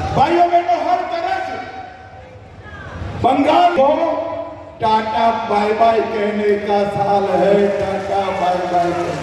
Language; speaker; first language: Hindi; non-native, local second language; Gujarati